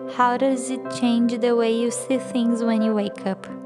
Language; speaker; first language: English; non-native, fluent; Portuguese